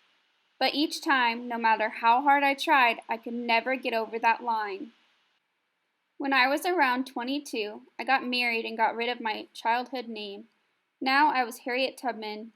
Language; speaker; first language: English; native; English